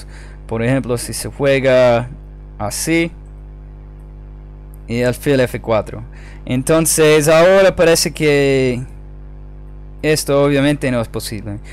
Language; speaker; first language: Spanish; non-native, fluent; English